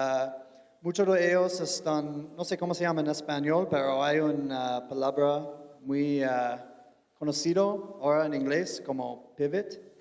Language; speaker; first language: Spanish; non-native, fluent; English